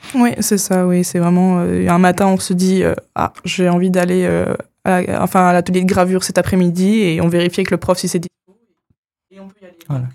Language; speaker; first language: French; native; French